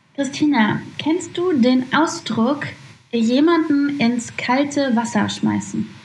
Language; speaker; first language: German; native; German